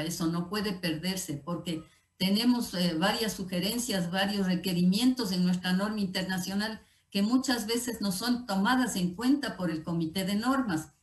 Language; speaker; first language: Spanish; native; Spanish